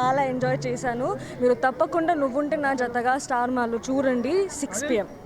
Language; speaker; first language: Telugu; non-native, fluent; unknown